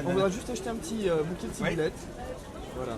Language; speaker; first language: French; native; French